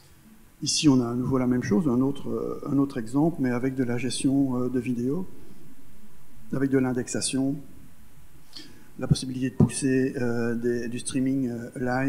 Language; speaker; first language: French; native; French